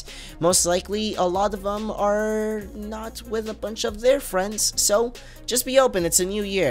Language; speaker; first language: English; native; English